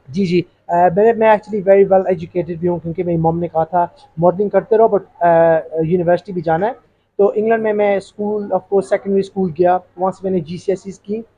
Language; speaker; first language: Hindi; early bilingual, heritage; Urdu